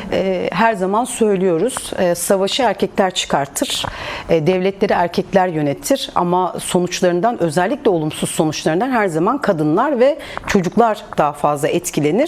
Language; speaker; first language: Turkish; native; Turkish